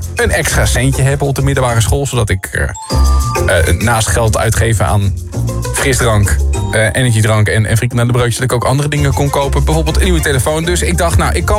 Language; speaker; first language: Dutch; native; Dutch